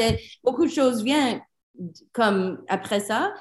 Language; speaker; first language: French; non-native, learner; English